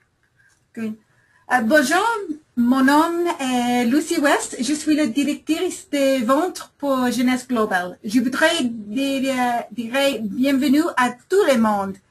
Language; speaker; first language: French; non-native, learner; English